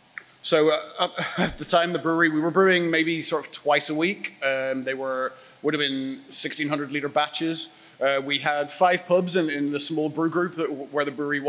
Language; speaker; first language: English; native; English